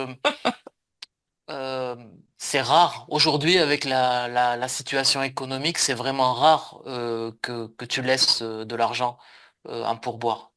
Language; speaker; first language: French; native; French